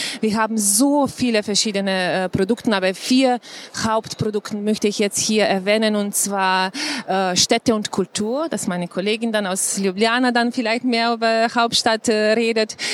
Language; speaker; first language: German; non-native, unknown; Slovenian